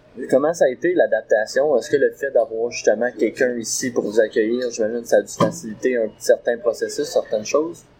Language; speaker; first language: French; native; French